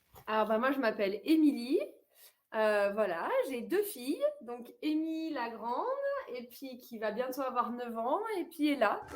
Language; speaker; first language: French; native; French